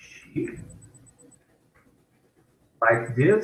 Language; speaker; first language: English; non-native, learner; Portuguese